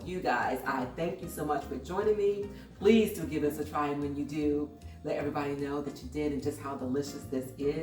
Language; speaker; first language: English; native; English